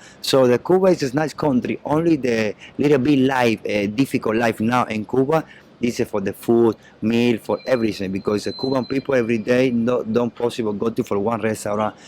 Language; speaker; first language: English; non-native, learner; Spanish